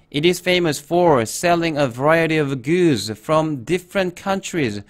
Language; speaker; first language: English; non-native, fluent; Korean